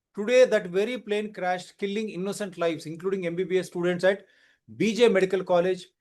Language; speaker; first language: English; non-native, local second language; Telugu